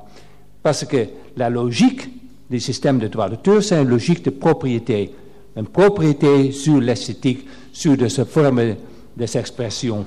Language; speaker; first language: French; non-native, fluent; Dutch